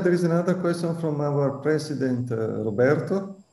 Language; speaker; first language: English; non-native, fluent; Italian